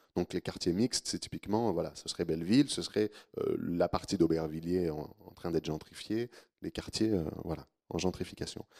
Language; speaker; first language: French; native; French